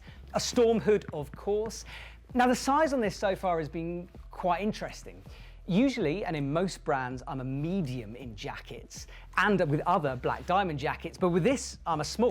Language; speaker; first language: English; native; English